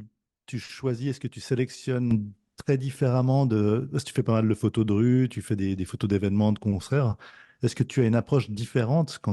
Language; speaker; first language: French; native; French